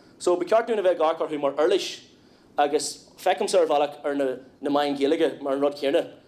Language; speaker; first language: Irish; non-native, local second language; English